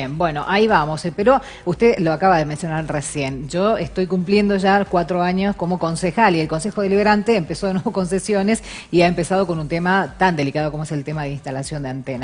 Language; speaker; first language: Spanish; native; Spanish